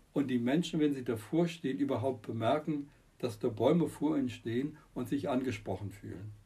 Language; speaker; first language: German; non-native, fluent; Persian